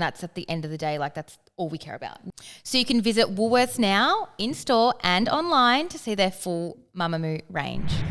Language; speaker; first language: English; native; English